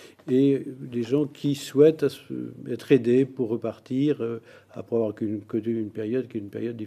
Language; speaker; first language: French; native; French